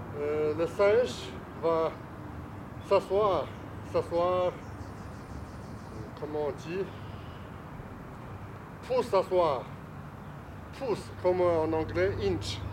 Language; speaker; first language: French; non-native, fluent; Chinese